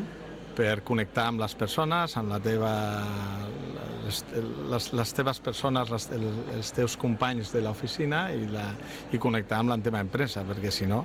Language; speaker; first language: Catalan; non-native, local second language; Spanish